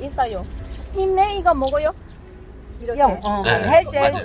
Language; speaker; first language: Korean; non-native, learner; Thai